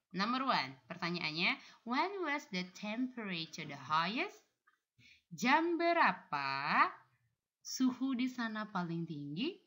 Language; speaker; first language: English; non-native, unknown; Indonesian